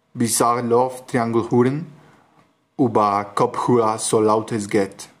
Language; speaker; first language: German; non-native, learner; Spanish